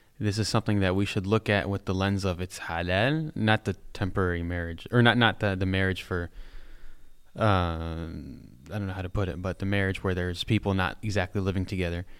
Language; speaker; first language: English; native; English